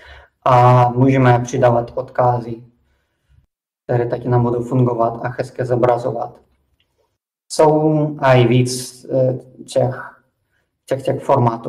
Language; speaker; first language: Czech; non-native, fluent; Russian